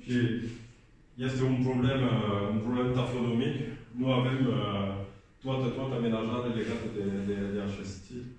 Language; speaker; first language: Romanian; non-native, learner; French